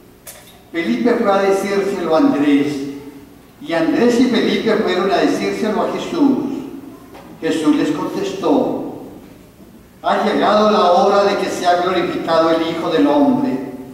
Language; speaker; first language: Spanish; native; Spanish